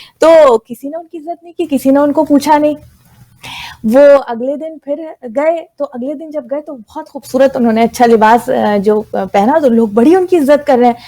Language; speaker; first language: Urdu; native; Urdu